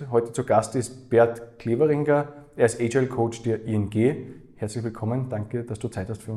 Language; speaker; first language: German; native; German